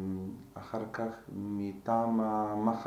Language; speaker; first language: Hebrew; non-native, fluent; Slovak